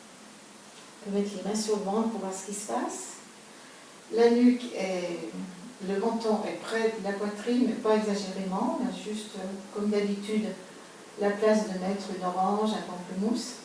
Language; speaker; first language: French; native; French